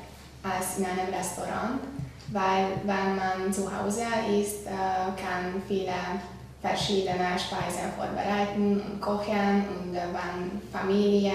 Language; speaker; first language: German; non-native, learner; Hungarian